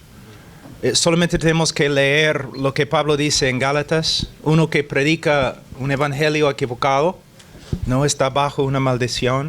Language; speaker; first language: Spanish; non-native, fluent; English